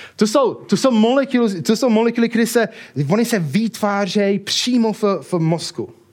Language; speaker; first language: Czech; non-native, fluent; English